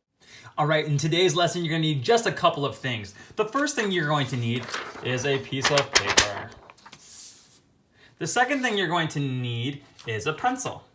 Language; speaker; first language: English; native; English